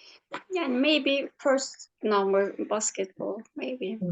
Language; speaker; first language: English; non-native, learner; Turkish